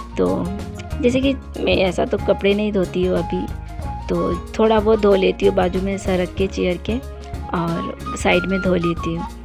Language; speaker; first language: Hindi; non-native, local second language; Bangla